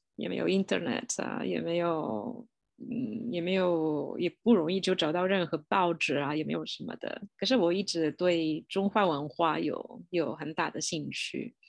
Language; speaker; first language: Chinese; non-native, fluent; Italian